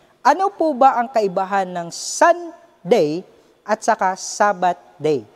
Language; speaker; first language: Filipino; native; Filipino